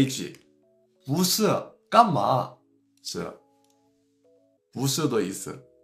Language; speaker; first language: Chinese; non-native, fluent; Korean